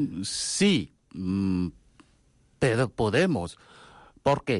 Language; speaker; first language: Spanish; non-native, fluent; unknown